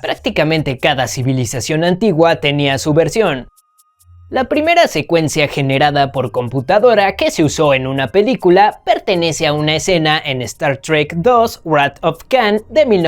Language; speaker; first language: Spanish; native; Spanish